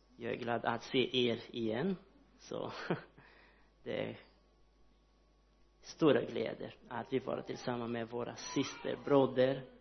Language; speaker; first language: Swedish; non-native, learner; Portuguese